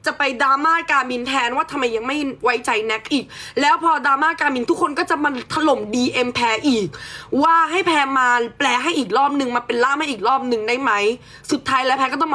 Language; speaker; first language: Thai; native; Thai